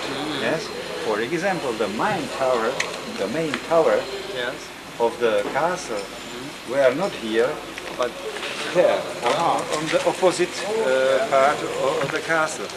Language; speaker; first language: English; non-native, fluent; Czech